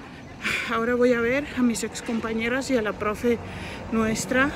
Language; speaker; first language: Spanish; non-native, fluent; Georgian